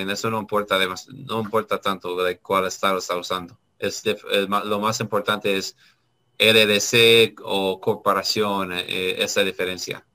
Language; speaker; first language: Spanish; non-native, learner; English